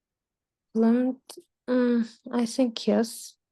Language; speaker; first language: English; non-native, learner; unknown